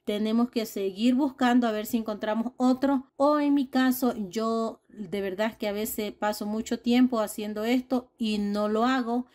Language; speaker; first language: Spanish; native; Spanish